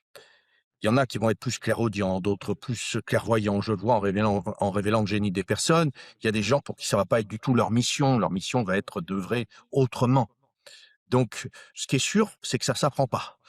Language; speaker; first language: French; native; French